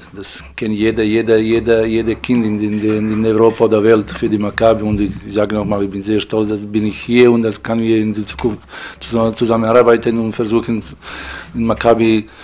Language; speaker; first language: German; non-native, fluent; Serbian